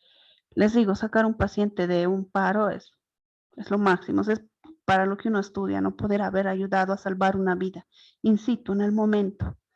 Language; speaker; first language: Spanish; native; Spanish